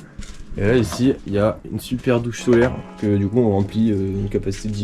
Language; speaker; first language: French; native; French